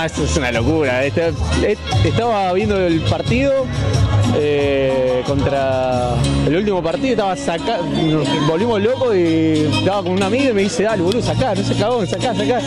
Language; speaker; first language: Spanish; native; Spanish